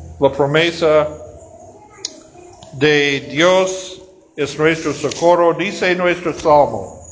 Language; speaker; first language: Spanish; non-native, learner; English